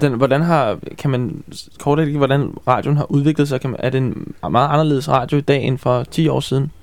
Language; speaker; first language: Danish; native; Danish